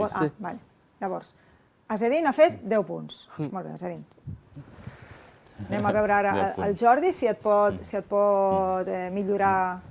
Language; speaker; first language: Catalan; native; Catalan